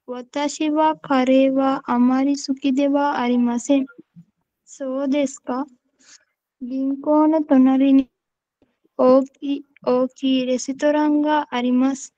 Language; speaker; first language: Japanese; non-native, learner; Sinhala